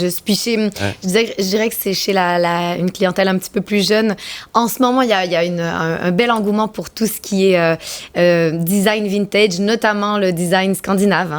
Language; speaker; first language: French; native; French